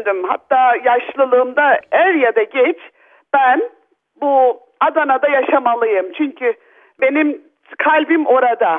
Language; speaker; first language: Turkish; early bilingual, other home language; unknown